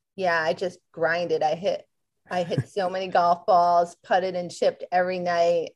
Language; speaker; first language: English; native; English